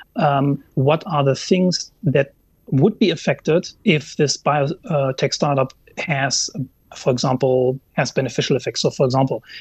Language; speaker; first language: English; non-native, fluent; German